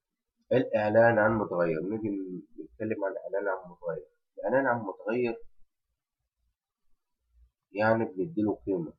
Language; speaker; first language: Arabic; native; Arabic